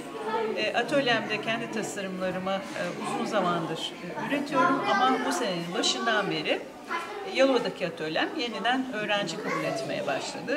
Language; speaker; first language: Turkish; native; Turkish